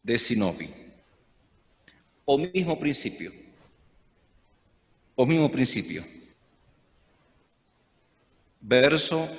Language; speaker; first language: Portuguese; non-native, fluent; Spanish